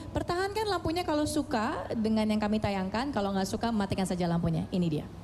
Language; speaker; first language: Indonesian; native; Indonesian